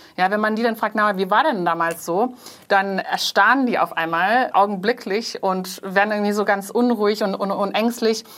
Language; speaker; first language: German; non-native, fluent; Chinese